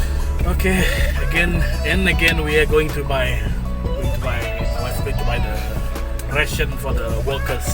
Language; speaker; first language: English; non-native, local second language; Malay